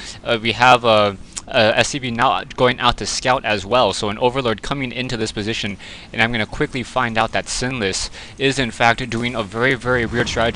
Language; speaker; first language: English; native; English